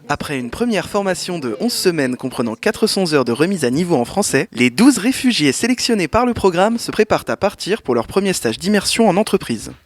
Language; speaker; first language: French; native; French